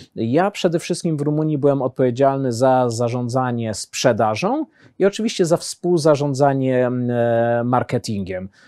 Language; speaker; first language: Polish; early bilingual, heritage; Polish